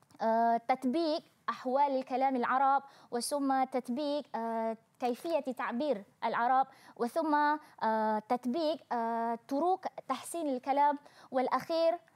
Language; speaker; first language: Arabic; non-native, fluent; Malay